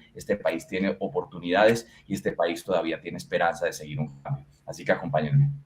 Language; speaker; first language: Spanish; native; Spanish